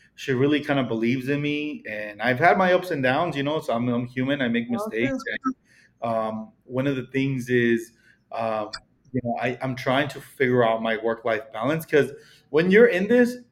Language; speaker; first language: English; early bilingual, other home language; Spanish